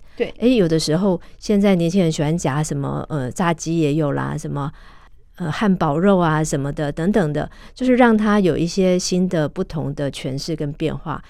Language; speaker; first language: Chinese; native; Chinese